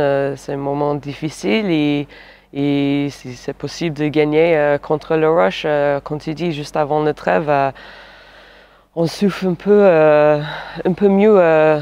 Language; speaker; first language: French; non-native, fluent; English